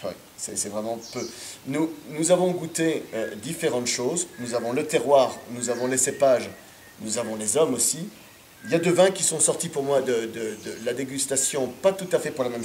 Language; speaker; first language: French; native; French